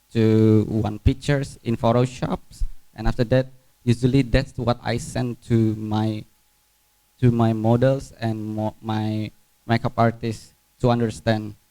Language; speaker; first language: English; non-native, fluent; Indonesian